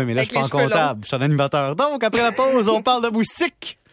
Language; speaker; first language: French; native; French